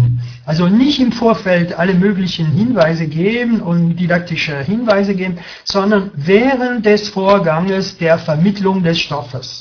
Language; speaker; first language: German; non-native, fluent; French